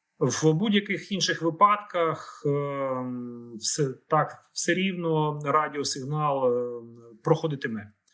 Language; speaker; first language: Ukrainian; native; Ukrainian